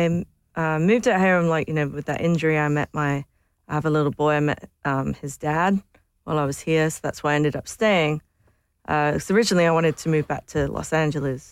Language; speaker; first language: English; native; English